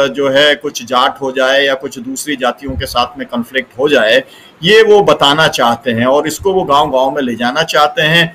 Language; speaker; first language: Hindi; native; Hindi